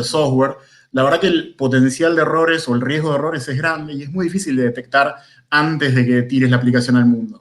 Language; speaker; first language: Spanish; native; Spanish